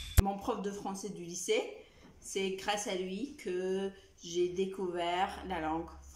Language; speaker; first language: French; non-native, fluent; Albanian